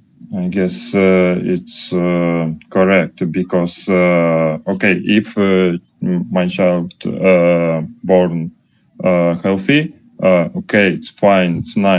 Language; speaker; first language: English; non-native, learner; Russian